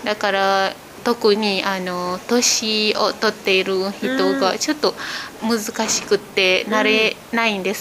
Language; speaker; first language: Japanese; non-native, fluent; Malay